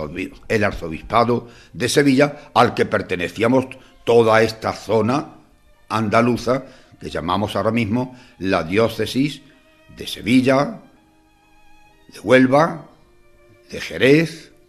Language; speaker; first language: Spanish; native; Spanish